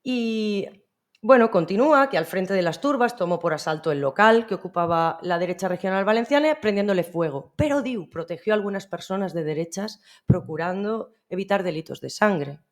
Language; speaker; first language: Spanish; non-native, local second language; Catalan